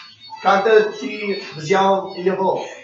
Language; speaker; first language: Russian; non-native, learner; English